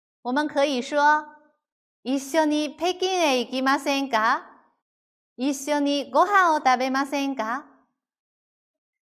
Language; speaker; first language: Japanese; non-native, fluent; Chinese